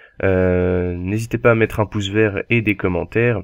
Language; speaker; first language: French; native; French